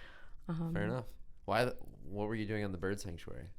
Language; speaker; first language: English; native; English